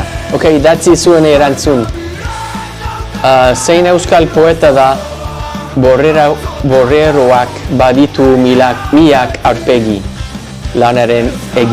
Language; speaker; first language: Basque; non-native, learner; English